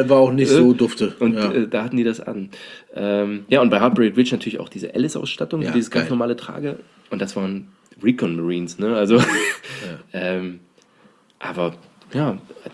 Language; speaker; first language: German; native; German